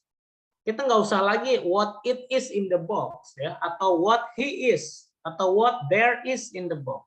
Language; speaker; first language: English; non-native, fluent; Indonesian